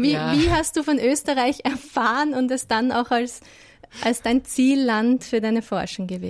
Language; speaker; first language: German; native; German